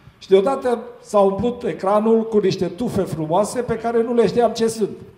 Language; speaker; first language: Romanian; non-native, local second language; Hungarian